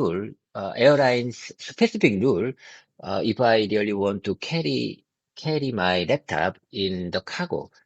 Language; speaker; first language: English; non-native, learner; Korean